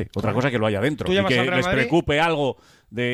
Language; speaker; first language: Spanish; native; Spanish